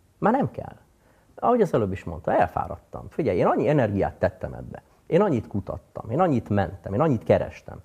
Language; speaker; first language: Hungarian; native; Hungarian